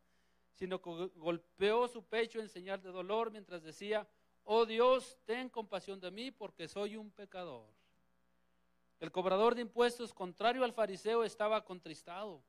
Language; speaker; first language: Spanish; native; Spanish